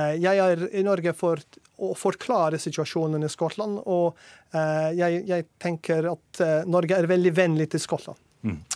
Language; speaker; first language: Norwegian; non-native, learner; English